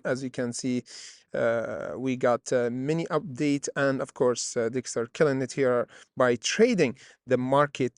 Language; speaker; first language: English; non-native, fluent; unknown